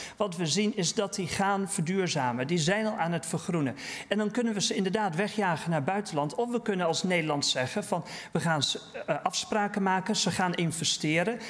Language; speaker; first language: Dutch; native; Dutch